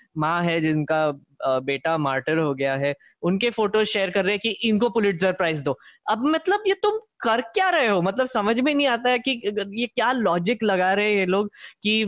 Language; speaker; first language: Hindi; non-native, local second language; Marathi